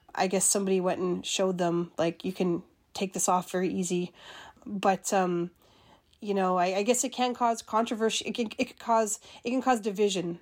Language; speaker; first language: English; native; English